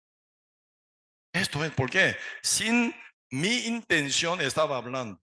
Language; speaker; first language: Spanish; non-native, learner; Korean